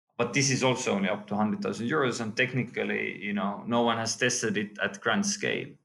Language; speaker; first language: English; non-native, fluent; Estonian